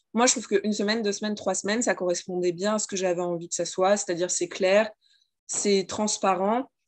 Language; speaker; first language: French; native; French